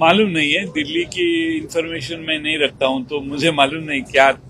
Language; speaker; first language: Hindi; non-native, local second language; Marathi